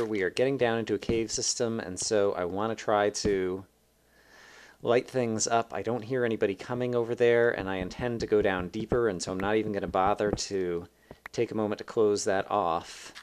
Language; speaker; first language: English; native; English